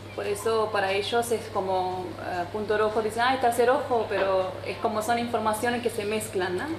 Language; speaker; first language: Spanish; non-native, fluent; Hindi